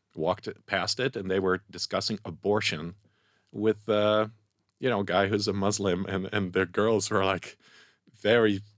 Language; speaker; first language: English; non-native, fluent; Dutch